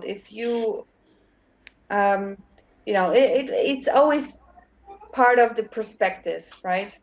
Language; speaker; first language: English; non-native, fluent; German